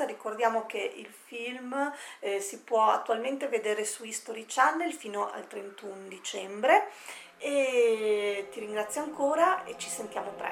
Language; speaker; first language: Italian; native; Italian